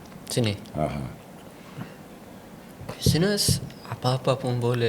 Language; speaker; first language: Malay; non-native, learner; Punjabi